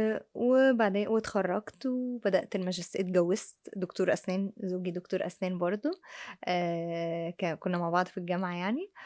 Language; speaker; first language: Arabic; native; Arabic